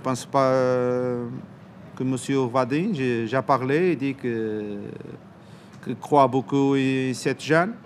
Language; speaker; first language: French; non-native, learner; Portuguese